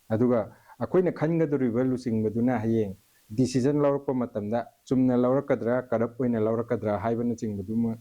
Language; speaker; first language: Manipuri; native; Manipuri